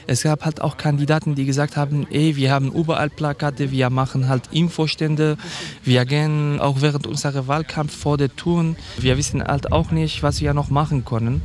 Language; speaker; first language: German; non-native, fluent; Kurdish